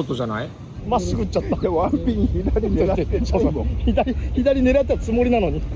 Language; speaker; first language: Japanese; native; Japanese